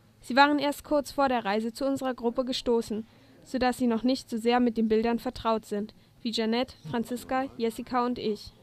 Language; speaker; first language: German; native; German